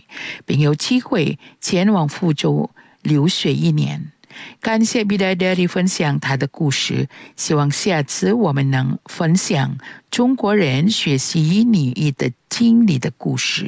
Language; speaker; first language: Chinese; non-native, fluent; Indonesian